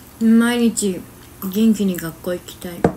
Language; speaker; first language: Japanese; early bilingual, other home language; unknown